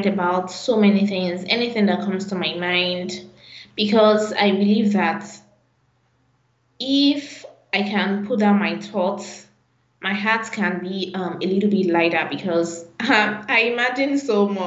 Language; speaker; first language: English; non-native, local second language; Yoruba